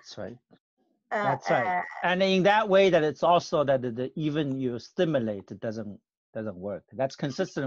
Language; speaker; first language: English; non-native, fluent; Chinese